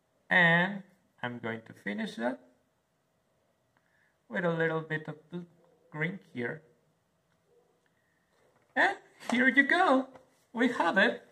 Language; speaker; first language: English; non-native, learner; Spanish